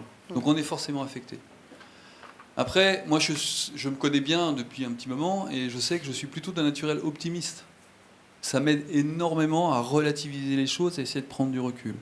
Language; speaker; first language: French; native; French